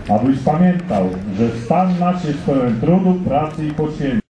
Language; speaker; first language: Polish; native; Polish